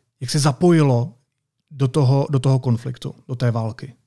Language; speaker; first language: Czech; native; Czech